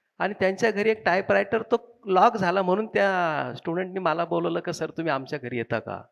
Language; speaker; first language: Marathi; native; Marathi